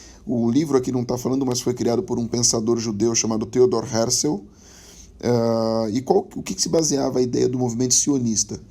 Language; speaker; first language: Portuguese; native; Portuguese